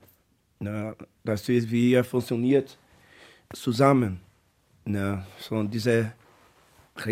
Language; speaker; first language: German; non-native, learner; Portuguese